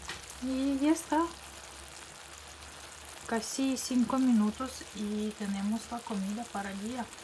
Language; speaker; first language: Spanish; non-native, fluent; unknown